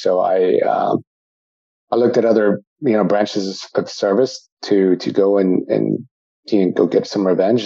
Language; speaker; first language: English; native; English